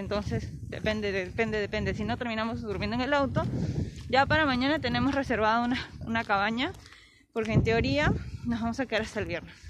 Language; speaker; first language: Spanish; native; Spanish